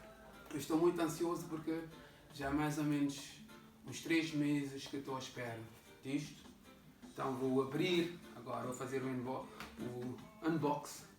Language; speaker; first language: Portuguese; non-native, local second language; Kabuverdianu